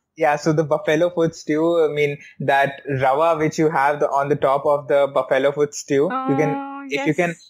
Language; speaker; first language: English; non-native, local second language; Hindi